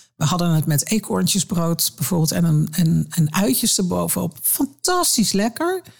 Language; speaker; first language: Dutch; native; Dutch